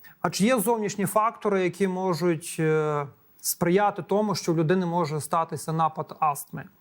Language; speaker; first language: Ukrainian; native; Ukrainian